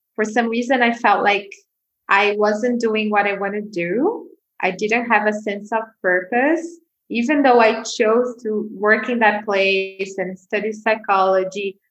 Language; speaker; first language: English; non-native, fluent; Portuguese